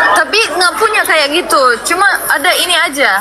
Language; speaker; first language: Indonesian; non-native, learner; Turkish